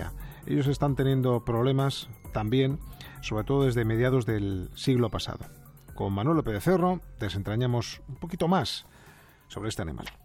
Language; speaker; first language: Spanish; native; Spanish